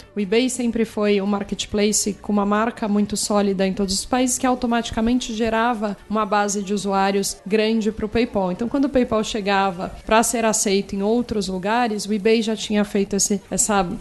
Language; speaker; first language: Portuguese; native; Portuguese